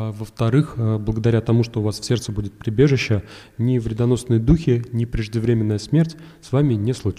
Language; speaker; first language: Russian; native; Russian